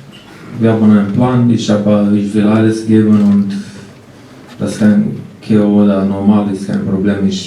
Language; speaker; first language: German; non-native, learner; Romanian